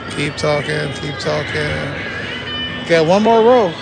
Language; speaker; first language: English; native; English